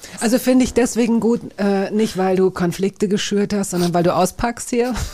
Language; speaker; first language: German; native; German